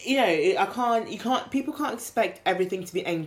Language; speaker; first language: English; native; English